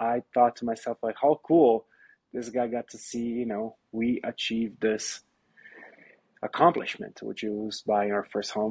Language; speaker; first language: English; non-native, fluent; Portuguese